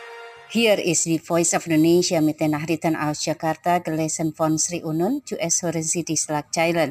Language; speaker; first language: German; non-native, fluent; Indonesian